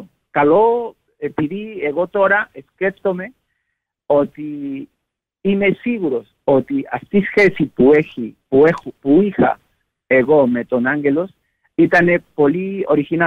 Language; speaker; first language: Greek; non-native, learner; Spanish